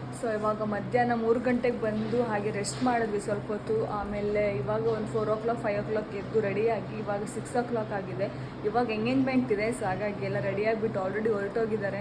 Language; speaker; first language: Kannada; native; Kannada